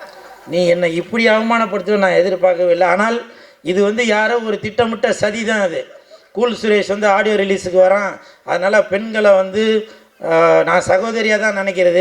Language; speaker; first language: Tamil; native; Tamil